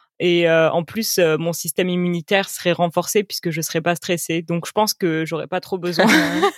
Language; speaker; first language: French; native; French